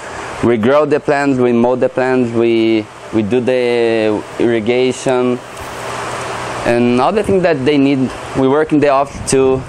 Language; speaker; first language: English; non-native, learner; Portuguese